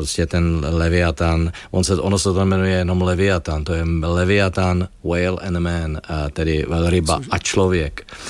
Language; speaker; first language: Czech; native; Czech